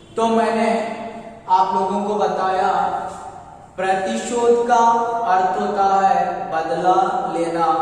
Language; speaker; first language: Hindi; non-native, local second language; Kannada